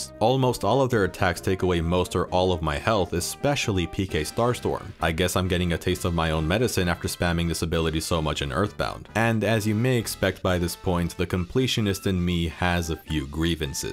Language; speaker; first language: English; native; English